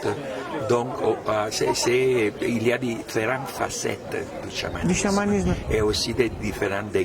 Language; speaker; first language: French; non-native, fluent; Spanish